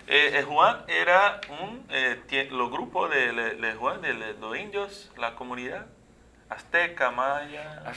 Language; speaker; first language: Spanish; non-native, learner; Portuguese